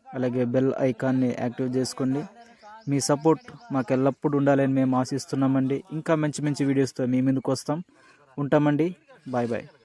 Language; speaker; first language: Telugu; non-native, local second language; Koya